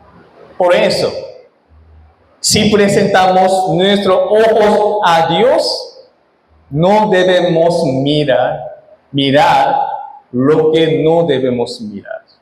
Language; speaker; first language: Spanish; non-native, fluent; Korean